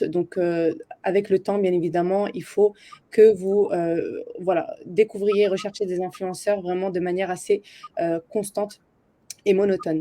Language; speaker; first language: French; native; French